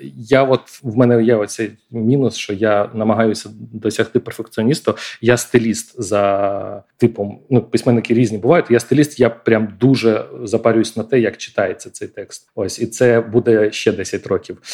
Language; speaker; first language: Ukrainian; non-native, local second language; Russian